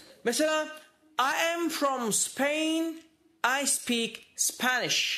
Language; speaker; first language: English; non-native, fluent; Turkish